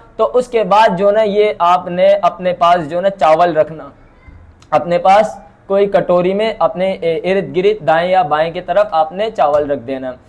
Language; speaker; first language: Urdu; non-native, local second language; Bangla